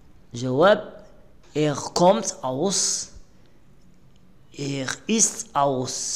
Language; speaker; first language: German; non-native, learner; Arabic